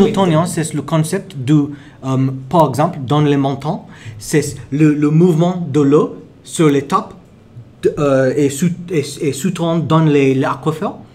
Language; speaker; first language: French; non-native, learner; English